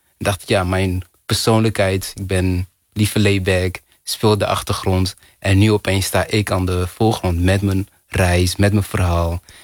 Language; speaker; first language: Dutch; early bilingual, other home language; Kinyarwanda